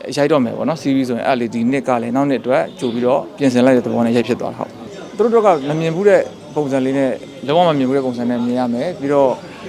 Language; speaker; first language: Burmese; non-native, local second language; Shan